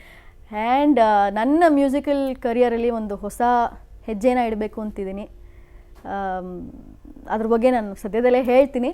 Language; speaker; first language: Kannada; native; Kannada